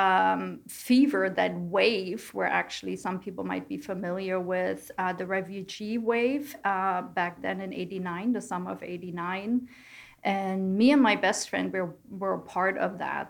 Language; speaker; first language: English; non-native, fluent; German